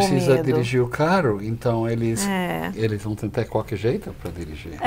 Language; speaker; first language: Portuguese; non-native, fluent; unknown